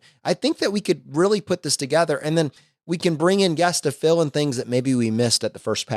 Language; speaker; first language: English; native; English